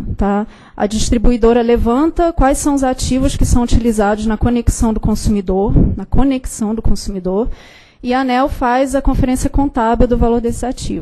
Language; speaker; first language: Portuguese; native; Portuguese